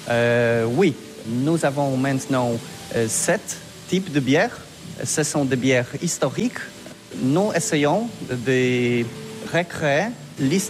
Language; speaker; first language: French; non-native, learner; Polish